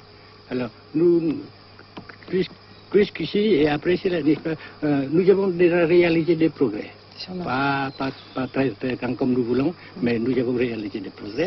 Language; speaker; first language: French; non-native, fluent; Vietnamese